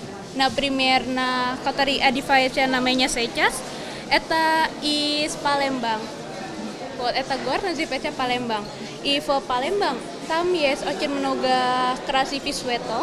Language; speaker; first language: Russian; non-native, learner; Indonesian